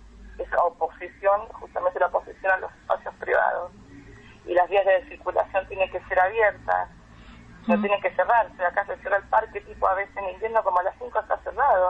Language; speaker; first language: Spanish; native; Spanish